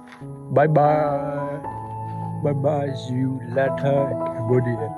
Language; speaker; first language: English; non-native, learner; Khmer